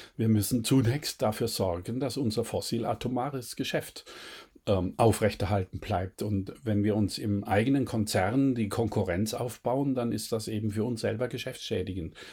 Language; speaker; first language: German; native; German